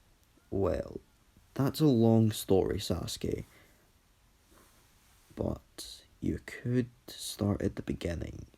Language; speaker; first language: English; native; English